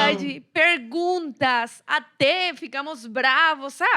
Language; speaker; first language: Portuguese; non-native, fluent; Spanish